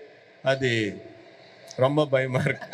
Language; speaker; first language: Tamil; non-native, learner; Telugu